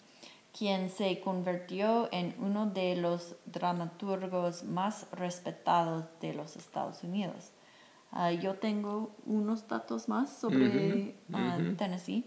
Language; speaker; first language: Spanish; non-native, fluent; English